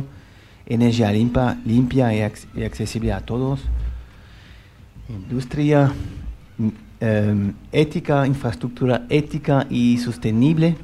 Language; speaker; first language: Spanish; non-native, learner; French